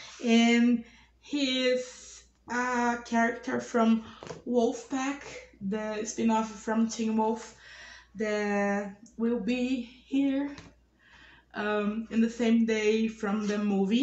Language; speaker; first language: English; non-native, learner; Portuguese